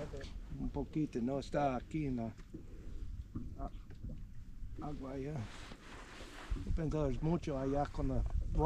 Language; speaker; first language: Spanish; non-native, learner; English